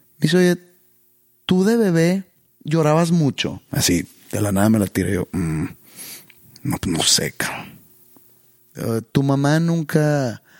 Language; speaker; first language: Spanish; native; Spanish